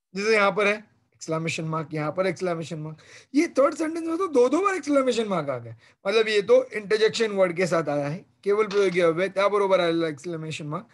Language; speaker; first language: Hindi; non-native, local second language; Marathi